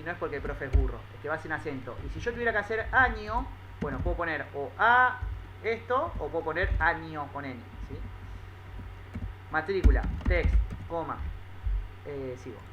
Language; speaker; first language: Spanish; native; Spanish